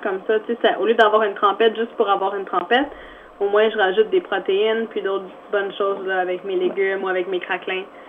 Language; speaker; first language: French; native; French